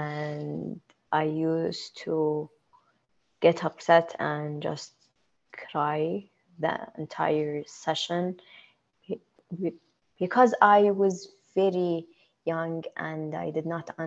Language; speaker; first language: English; non-native, fluent; Arabic